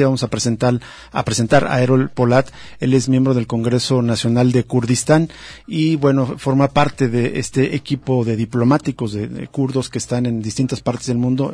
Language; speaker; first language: Spanish; native; Spanish